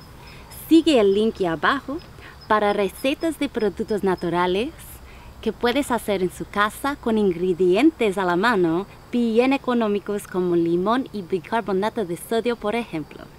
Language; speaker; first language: Spanish; non-native, learner; English